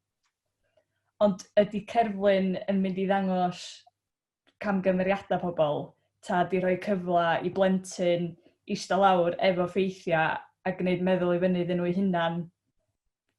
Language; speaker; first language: Welsh; native; Welsh